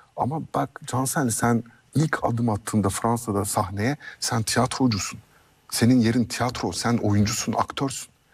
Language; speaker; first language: Turkish; early bilingual, heritage; French